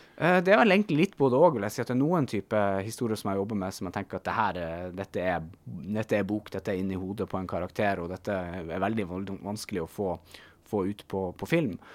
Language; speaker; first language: Norwegian; native; Norwegian